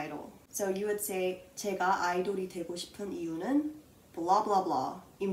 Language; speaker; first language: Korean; early bilingual, heritage; Korean